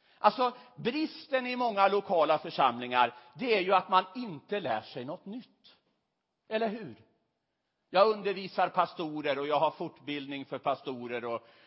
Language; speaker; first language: Swedish; native; Swedish